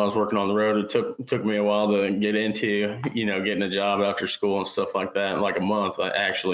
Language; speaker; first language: English; native; English